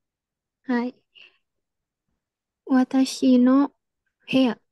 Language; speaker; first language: Japanese; non-native, learner; Indonesian